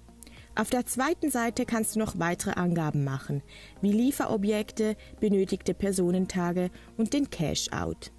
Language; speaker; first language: German; native; German